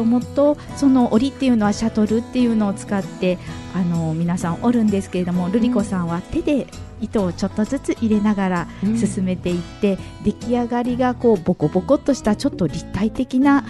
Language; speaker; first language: Japanese; native; Japanese